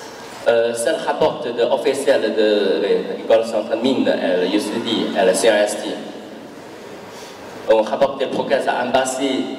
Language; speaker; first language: French; non-native, learner; Chinese